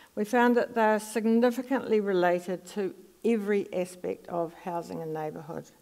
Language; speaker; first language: English; native; English